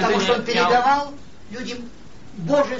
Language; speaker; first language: Polish; non-native, learner; Russian